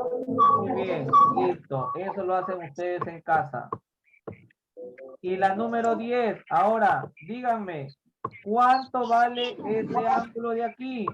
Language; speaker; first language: Spanish; native; Spanish